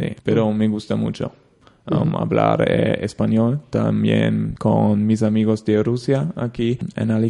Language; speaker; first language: Spanish; non-native, learner; German